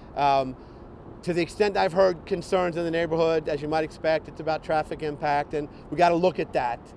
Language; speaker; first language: English; native; English